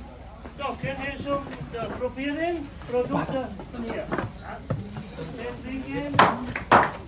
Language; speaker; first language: German; non-native, learner; Vietnamese